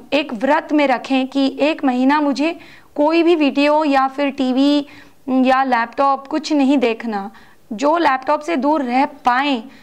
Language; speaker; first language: Hindi; non-native, local second language; Marathi